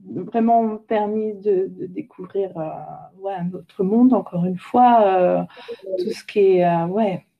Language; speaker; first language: French; native; French